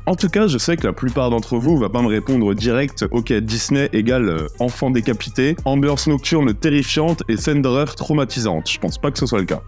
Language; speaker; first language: French; native; French